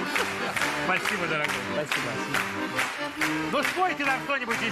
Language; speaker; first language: Russian; native; Russian